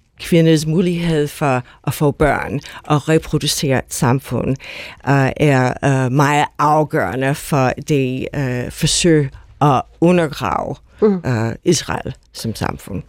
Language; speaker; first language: Danish; non-native, fluent; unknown